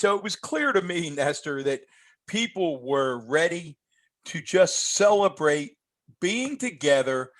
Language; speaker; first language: English; native; English